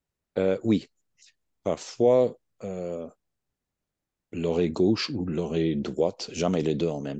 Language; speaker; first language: French; non-native, fluent; English